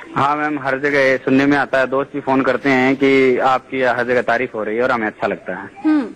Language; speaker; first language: Hindi; native; Hindi